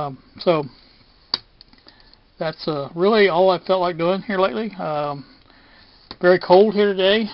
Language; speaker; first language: English; native; English